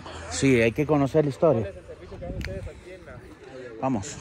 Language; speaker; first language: Spanish; native; Spanish